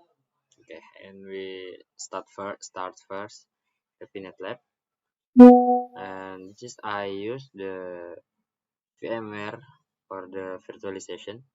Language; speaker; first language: English; non-native, learner; Indonesian